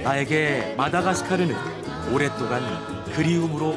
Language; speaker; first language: Korean; native; Korean